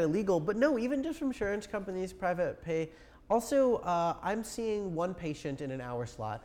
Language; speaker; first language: English; native; English